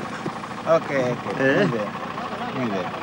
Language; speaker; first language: Spanish; non-native, learner; Mossi